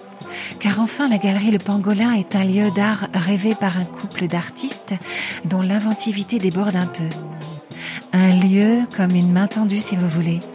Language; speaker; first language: French; native; French